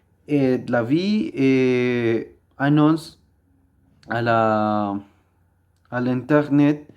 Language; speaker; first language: French; non-native, learner; Spanish